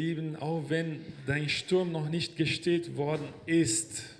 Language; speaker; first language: German; non-native, fluent; Portuguese